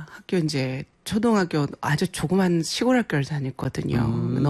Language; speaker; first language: Korean; native; Korean